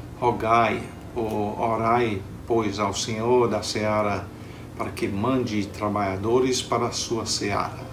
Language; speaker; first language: Portuguese; early bilingual, other home language; English